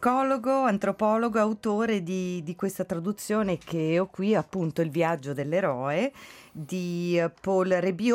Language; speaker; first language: Italian; native; Italian